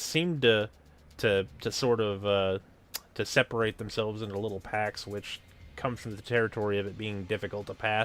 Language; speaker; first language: English; native; English